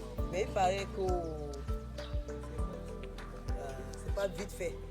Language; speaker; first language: French; non-native, fluent; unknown